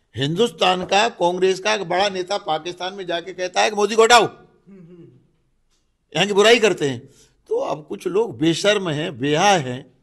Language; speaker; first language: Hindi; native; Hindi